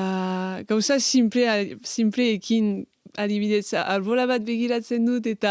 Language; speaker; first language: Basque; non-native, local second language; French